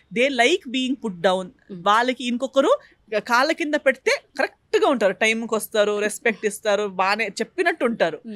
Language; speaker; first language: Telugu; non-native, local second language; Konkani